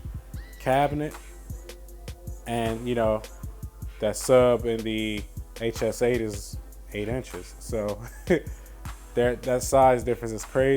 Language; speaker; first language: English; native; English